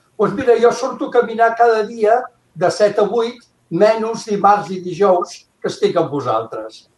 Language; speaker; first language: Catalan; native; Catalan